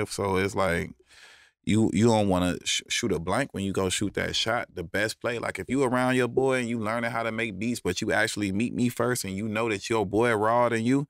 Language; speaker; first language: English; native; English